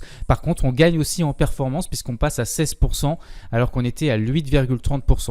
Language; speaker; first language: French; native; French